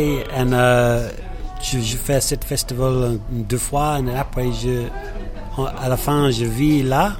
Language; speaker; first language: French; non-native, learner; English